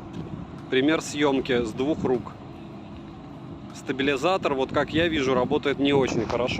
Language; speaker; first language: Russian; native; Russian